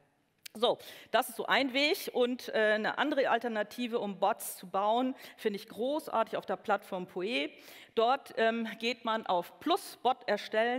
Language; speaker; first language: German; native; German